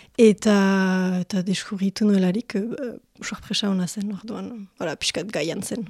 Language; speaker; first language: Basque; non-native, local second language; French